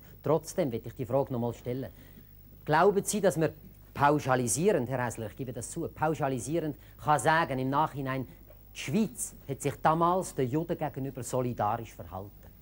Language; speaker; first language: German; native; German